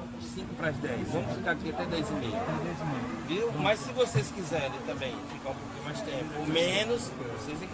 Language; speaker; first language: Portuguese; native; Portuguese